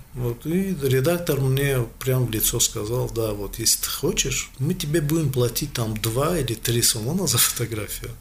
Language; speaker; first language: Russian; non-native, local second language; Tajik